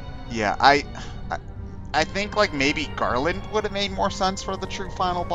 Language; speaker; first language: English; native; English